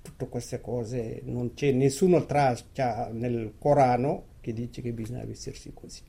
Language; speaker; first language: Italian; non-native, fluent; Wolof